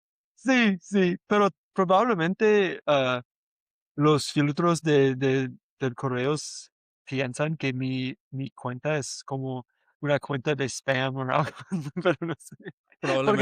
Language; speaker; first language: Spanish; non-native, learner; English